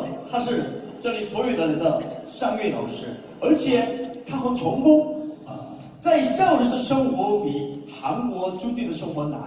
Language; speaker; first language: Chinese; non-native, learner; Korean